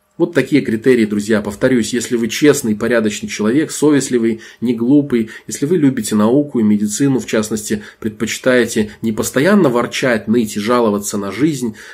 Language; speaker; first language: Russian; non-native, local second language; Belarusian